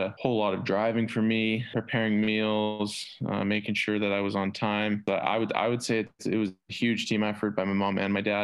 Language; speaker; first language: English; native; English